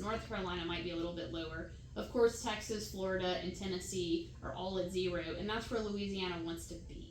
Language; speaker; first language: English; native; English